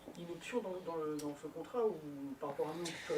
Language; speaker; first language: French; native; French